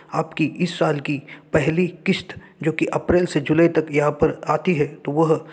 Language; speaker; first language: Hindi; non-native, local second language; Marathi